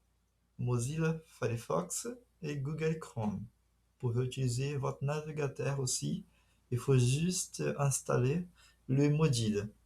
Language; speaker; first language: French; non-native, fluent; Portuguese